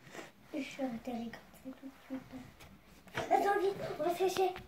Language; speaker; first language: French; native; French